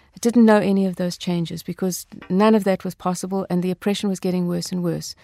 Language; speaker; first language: English; native; English